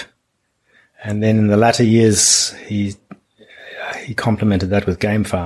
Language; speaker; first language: English; non-native, local second language; German